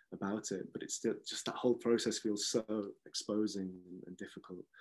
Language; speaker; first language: English; native; English